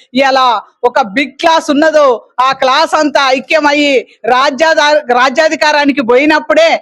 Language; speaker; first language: Telugu; native; Telugu